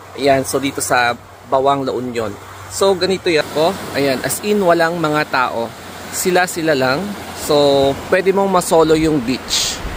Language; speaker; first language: Filipino; non-native, local second language; Iloko